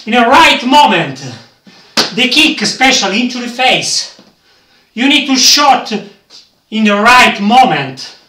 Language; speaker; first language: English; non-native, learner; Italian